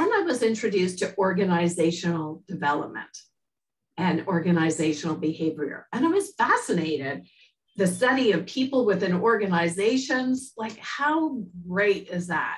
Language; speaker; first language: English; native; English